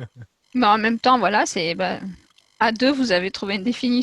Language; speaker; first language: French; native; French